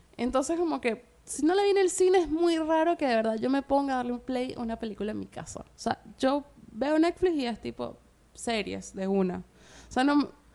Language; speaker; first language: Spanish; native; Spanish